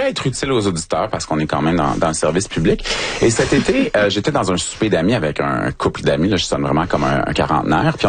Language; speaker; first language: French; native; French